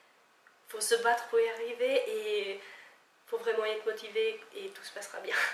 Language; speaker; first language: French; non-native, fluent; Albanian